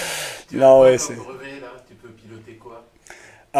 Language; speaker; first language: French; native; French